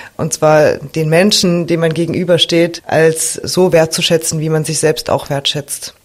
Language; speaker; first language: German; native; German